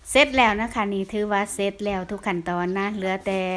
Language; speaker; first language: Thai; native; Thai